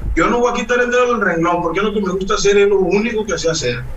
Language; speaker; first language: Spanish; native; Spanish